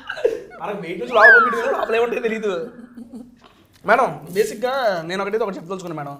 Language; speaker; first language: Telugu; native; Telugu